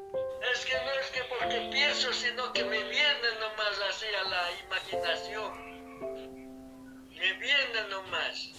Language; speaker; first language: Spanish; native; Spanish